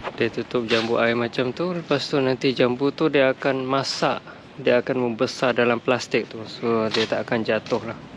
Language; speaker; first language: Malay; non-native, fluent; Western Cham